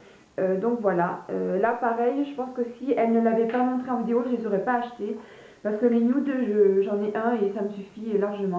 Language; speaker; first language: French; native; French